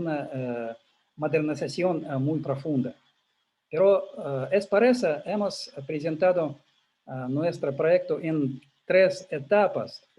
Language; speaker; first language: Spanish; non-native, learner; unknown